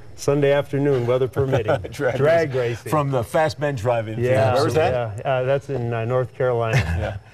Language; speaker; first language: English; native; English